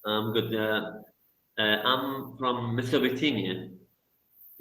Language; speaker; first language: English; non-native, learner; Arabic